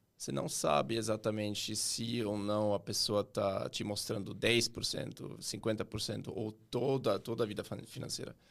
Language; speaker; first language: Portuguese; non-native, fluent; Swiss German